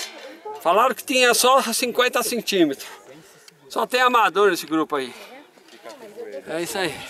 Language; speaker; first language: Portuguese; native; Portuguese